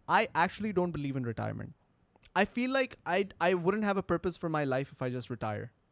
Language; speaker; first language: Hindi; native; Hindi